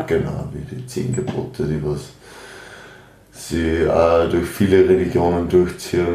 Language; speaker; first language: German; native; German